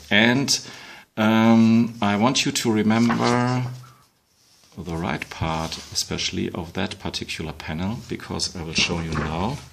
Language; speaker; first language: English; non-native, fluent; German